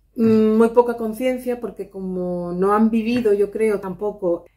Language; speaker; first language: Spanish; native; Spanish